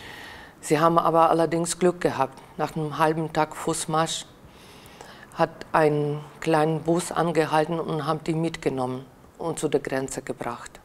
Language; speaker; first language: German; non-native, fluent; Ukrainian